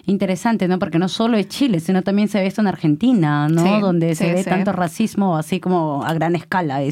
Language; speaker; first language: Spanish; native; Spanish